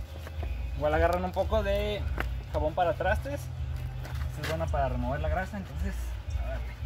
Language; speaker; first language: Spanish; native; Spanish